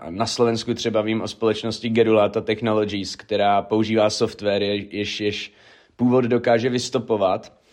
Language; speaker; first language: Czech; native; Czech